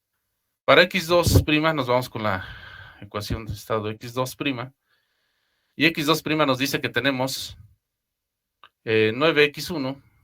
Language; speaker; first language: Spanish; native; Spanish